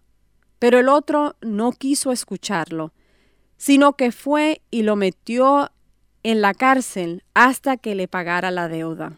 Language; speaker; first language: Spanish; native; Spanish